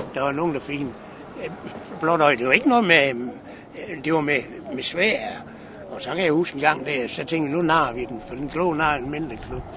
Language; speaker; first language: Danish; native; Danish